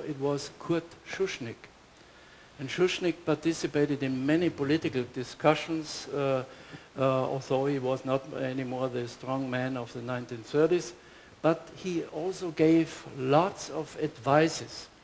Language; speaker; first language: English; non-native, fluent; German